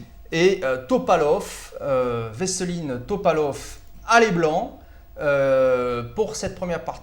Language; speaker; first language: French; native; French